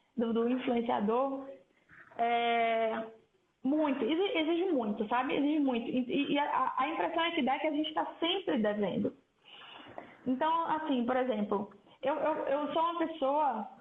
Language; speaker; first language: Portuguese; native; Portuguese